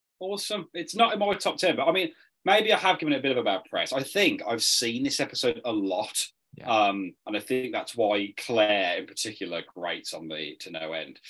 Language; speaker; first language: English; native; English